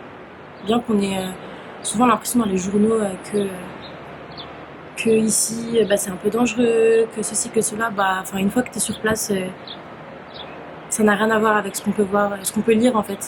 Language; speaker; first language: French; native; French